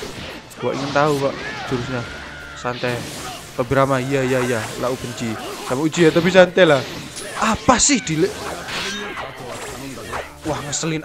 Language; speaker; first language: Indonesian; native; Indonesian